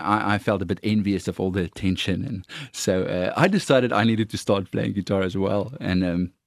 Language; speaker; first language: English; non-native, local second language; Afrikaans